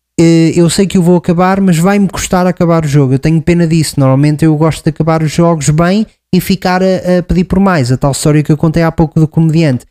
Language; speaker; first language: Portuguese; native; Portuguese